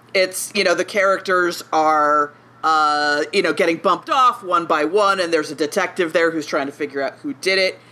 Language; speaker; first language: English; native; English